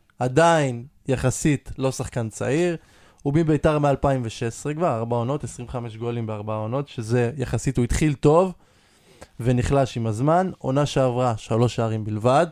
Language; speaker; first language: Hebrew; native; Hebrew